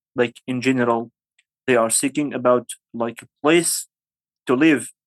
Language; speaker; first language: English; non-native, fluent; Arabic